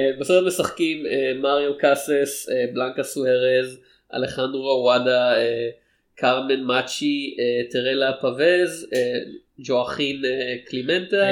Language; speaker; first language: Hebrew; native; Hebrew